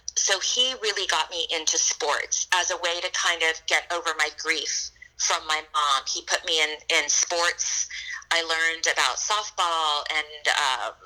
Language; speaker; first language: English; native; English